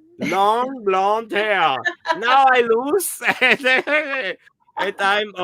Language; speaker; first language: English; non-native, learner; German